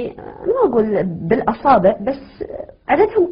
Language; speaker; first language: Arabic; native; Arabic